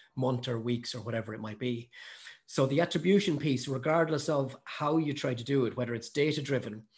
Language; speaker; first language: English; native; English